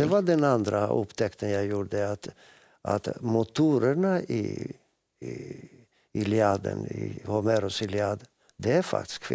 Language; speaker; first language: Swedish; non-native, fluent; Greek